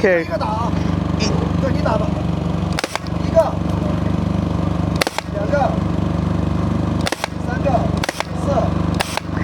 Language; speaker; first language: Chinese; native; Chinese